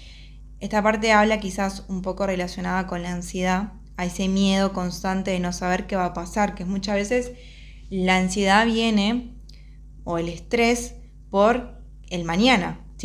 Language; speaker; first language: Spanish; native; Spanish